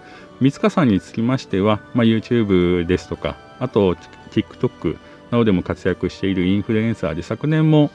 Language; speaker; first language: Japanese; native; Japanese